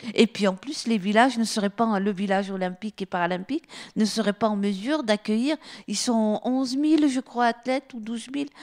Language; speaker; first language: French; native; French